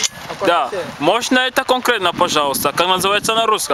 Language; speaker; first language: Russian; non-native, learner; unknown